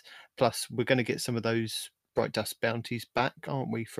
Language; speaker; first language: English; native; English